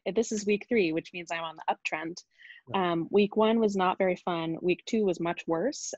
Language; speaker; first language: English; native; English